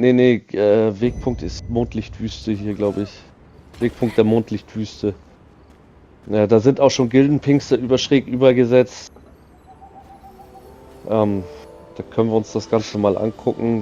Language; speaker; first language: German; native; German